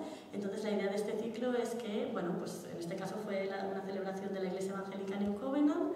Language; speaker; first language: Spanish; native; Spanish